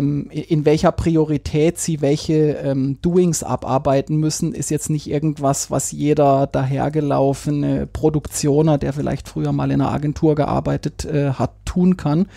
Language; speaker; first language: German; native; German